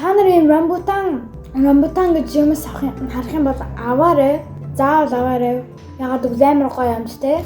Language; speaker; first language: Mongolian; early bilingual, heritage; Mongolian